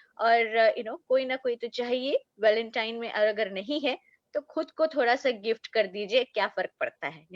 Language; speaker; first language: Hindi; native; Hindi